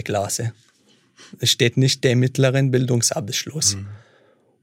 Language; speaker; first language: German; non-native, fluent; Arabic